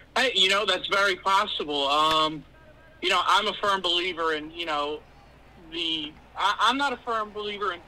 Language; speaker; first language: English; native; English